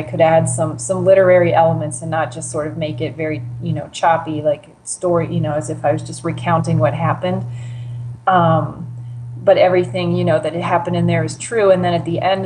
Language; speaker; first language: English; native; English